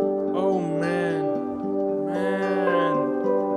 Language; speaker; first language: English; non-native, learner; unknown